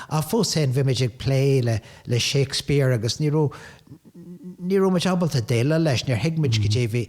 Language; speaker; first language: Irish; non-native, local second language; English